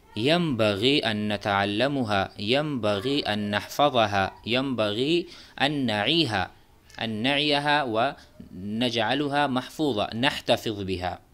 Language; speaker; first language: Arabic; non-native, fluent; Urdu